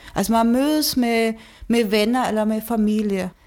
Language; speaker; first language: Danish; non-native, fluent; German